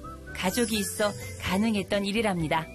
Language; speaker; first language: Korean; native; Korean